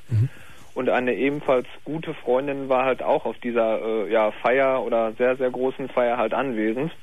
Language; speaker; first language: German; native; German